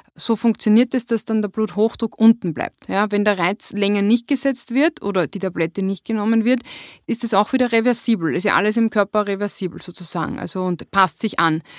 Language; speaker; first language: German; native; German